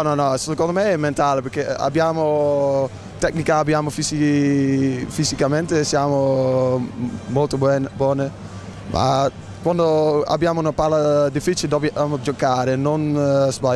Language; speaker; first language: Italian; non-native, fluent; Dutch